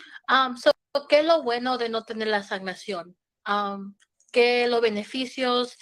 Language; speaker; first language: Spanish; early bilingual, heritage; Spanish